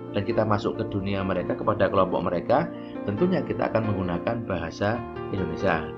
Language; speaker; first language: Malay; non-native, local second language; Javanese